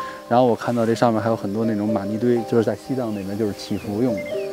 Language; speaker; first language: Chinese; native; Chinese